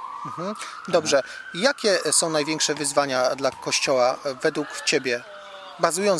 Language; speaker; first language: Polish; native; Polish